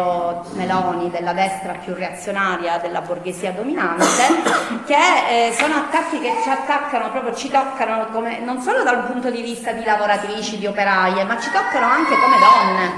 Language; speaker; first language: Italian; native; Italian